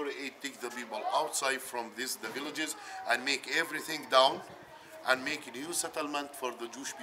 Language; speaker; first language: English; non-native, learner; Arabic